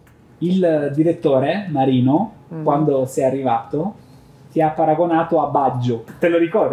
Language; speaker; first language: Italian; native; Italian